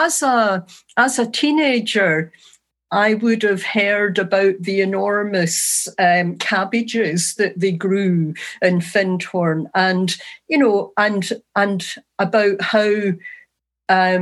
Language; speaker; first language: English; native; English